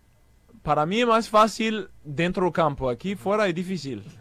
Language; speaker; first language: Portuguese; non-native, fluent; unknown